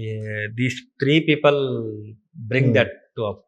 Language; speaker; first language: Telugu; non-native, learner; Kannada